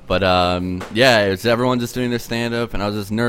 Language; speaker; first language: English; early bilingual, other home language; Polish